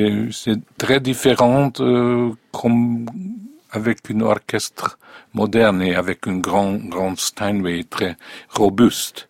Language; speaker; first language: French; non-native, fluent; Hungarian